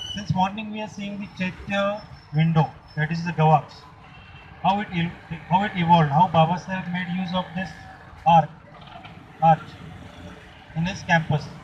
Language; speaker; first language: English; non-native, local second language; Marathi